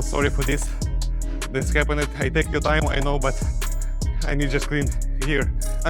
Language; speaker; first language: English; non-native, learner; Russian